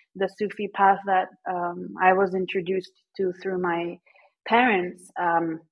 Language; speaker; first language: English; early bilingual, other home language; Persian